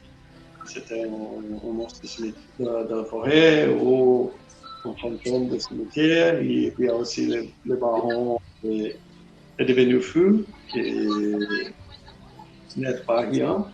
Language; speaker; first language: French; non-native, learner; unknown